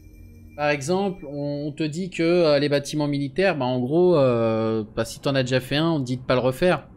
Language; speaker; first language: French; native; French